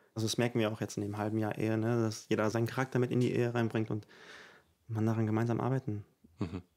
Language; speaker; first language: German; early bilingual, other home language; Ukrainian